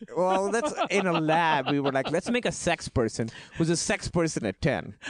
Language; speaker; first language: English; non-native, local second language; Urdu